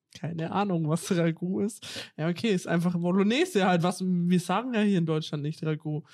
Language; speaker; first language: German; native; German